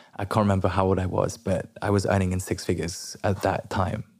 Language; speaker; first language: English; non-native, local second language; French